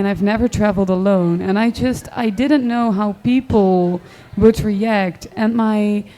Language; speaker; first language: English; non-native, fluent; Dutch